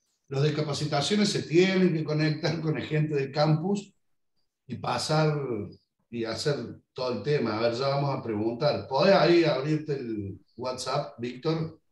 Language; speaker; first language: Spanish; native; Spanish